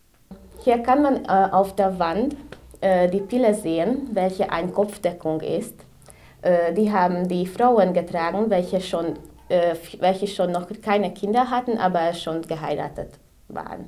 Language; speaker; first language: German; non-native, local second language; Hungarian